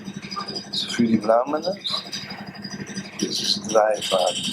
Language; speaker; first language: German; non-native, learner; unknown